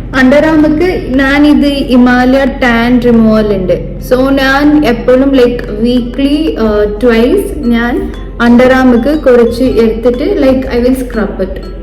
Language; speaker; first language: Malayalam; non-native, fluent; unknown